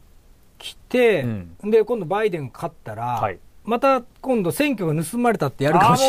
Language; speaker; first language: Japanese; native; Japanese